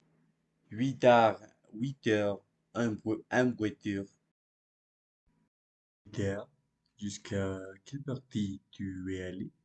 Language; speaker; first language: French; non-native, learner; Spanish